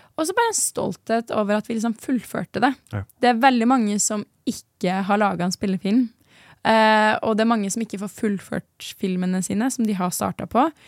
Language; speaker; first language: Norwegian; native; Norwegian